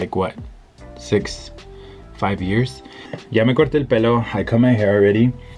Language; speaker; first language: English; early bilingual, other home language; Spanish